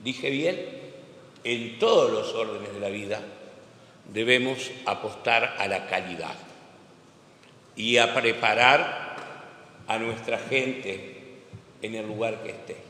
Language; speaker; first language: Spanish; native; Spanish